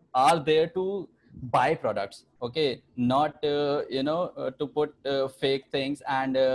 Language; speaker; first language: English; non-native, local second language; Hindi